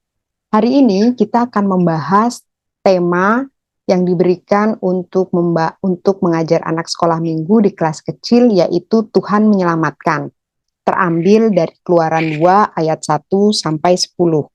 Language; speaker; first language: Indonesian; native; Indonesian